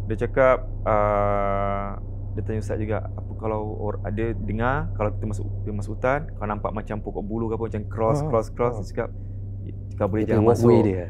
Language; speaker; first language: Malay; native; Malay